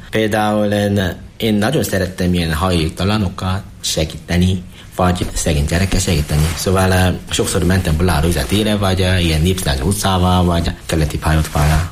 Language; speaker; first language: Hungarian; non-native, learner; Korean